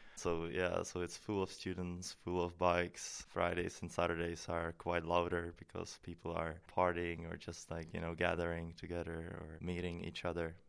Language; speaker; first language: English; non-native, fluent; Czech